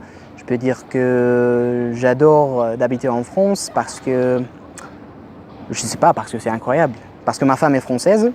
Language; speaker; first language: French; non-native, learner; Arabic